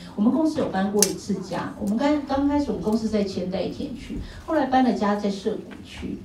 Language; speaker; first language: Chinese; native; Chinese